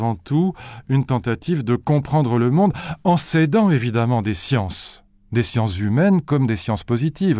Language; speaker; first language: French; native; French